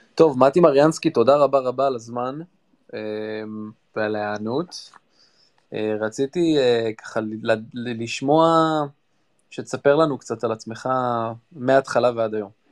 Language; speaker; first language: Hebrew; native; Hebrew